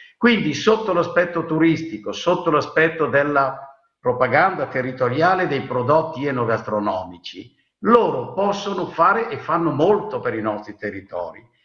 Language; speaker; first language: Italian; native; Italian